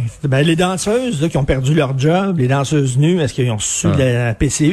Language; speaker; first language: French; native; French